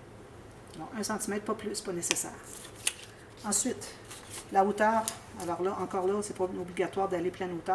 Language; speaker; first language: French; native; French